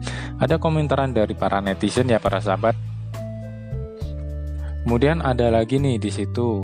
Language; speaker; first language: Indonesian; native; Indonesian